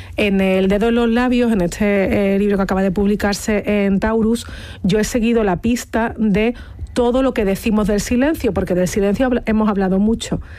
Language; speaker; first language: Spanish; native; Spanish